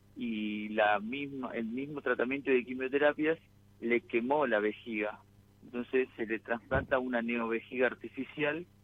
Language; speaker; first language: Spanish; native; Spanish